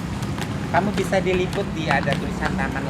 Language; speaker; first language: Indonesian; native; Indonesian